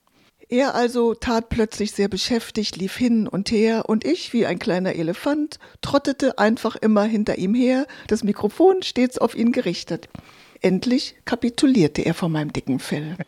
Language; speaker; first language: German; native; German